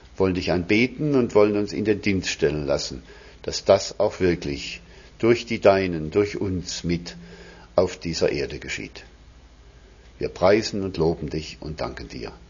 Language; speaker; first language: German; native; German